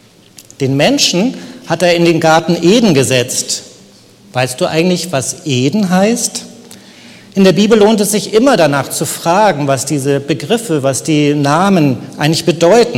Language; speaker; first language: German; native; German